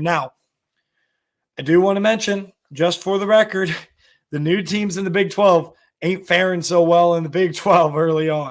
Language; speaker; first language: English; native; English